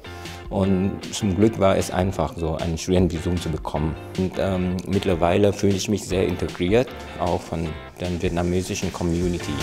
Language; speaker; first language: German; non-native, fluent; Vietnamese